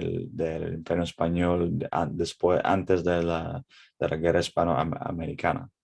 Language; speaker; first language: Spanish; early bilingual, heritage; English